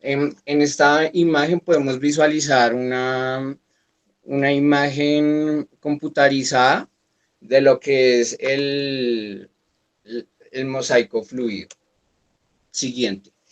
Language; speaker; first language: Spanish; native; Spanish